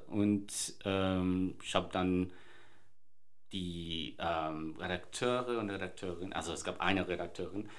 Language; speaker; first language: German; non-native, fluent; English